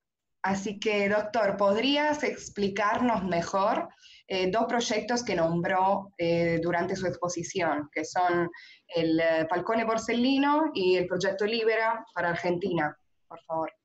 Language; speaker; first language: Spanish; non-native, fluent; Italian